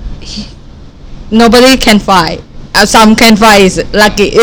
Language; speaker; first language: English; non-native, learner; Thai